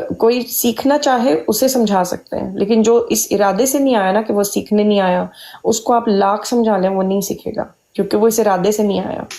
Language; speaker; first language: Urdu; early bilingual, heritage; Urdu